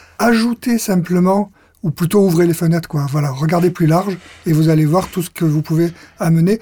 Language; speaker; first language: French; native; French